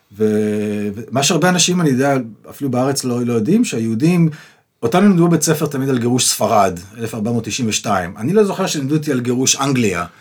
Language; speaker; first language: Hebrew; native; Hebrew